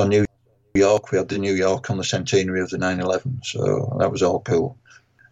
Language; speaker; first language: English; native; English